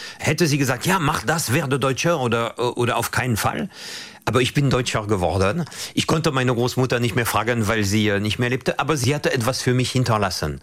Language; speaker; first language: German; non-native, fluent; French